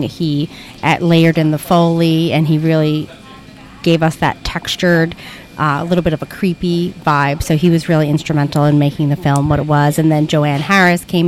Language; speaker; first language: English; native; English